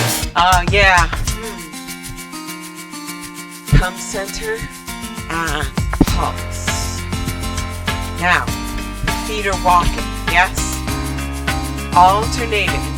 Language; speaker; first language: English; native; English